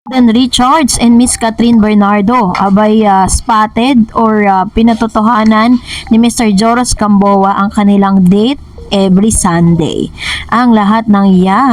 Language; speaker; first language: Filipino; native; Filipino